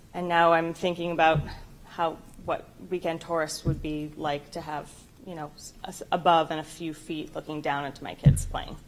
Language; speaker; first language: English; native; English